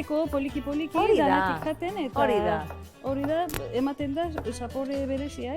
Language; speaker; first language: Basque; non-native, learner; Turkish